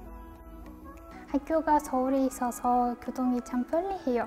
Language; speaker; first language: Korean; non-native, fluent; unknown